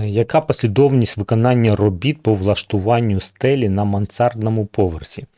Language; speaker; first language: Ukrainian; non-native, local second language; Russian